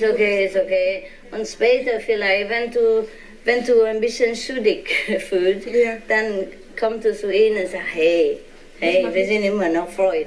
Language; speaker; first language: German; non-native, learner; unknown